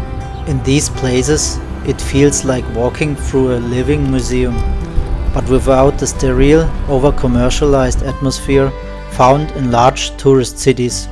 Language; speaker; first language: English; non-native, learner; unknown